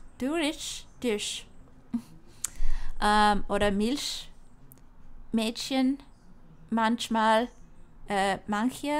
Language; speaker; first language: German; non-native, learner; English